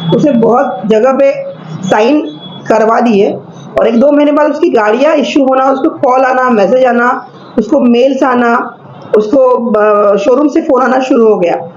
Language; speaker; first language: Hindi; non-native, local second language; Marathi